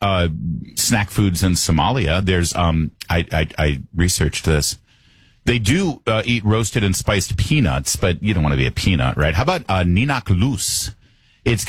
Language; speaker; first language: English; native; English